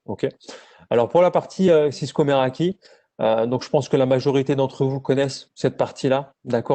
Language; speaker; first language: French; native; French